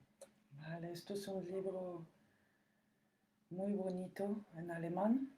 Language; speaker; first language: Spanish; non-native, fluent; French